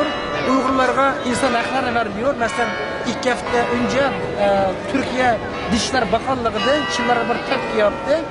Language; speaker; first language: Turkish; non-native, learner; Uyghur